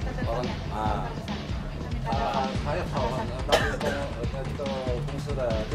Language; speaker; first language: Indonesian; non-native, local second language; Chinese